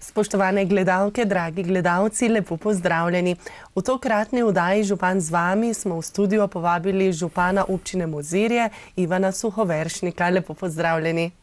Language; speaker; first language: Slovenian; native; Slovenian